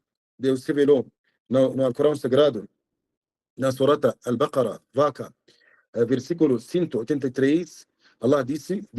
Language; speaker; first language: Portuguese; non-native, fluent; Arabic